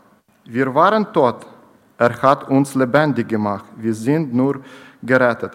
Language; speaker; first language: German; non-native, learner; Ukrainian